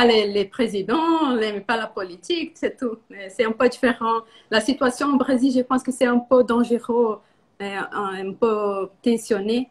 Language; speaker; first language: French; non-native, learner; Portuguese